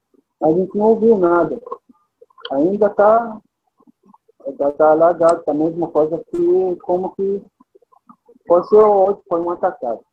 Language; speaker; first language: Portuguese; non-native, fluent; Arabic